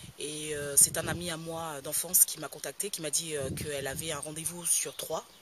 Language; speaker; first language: French; native; French